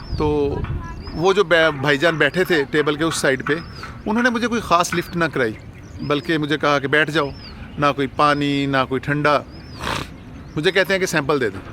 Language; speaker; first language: Urdu; non-native, local second language; Punjabi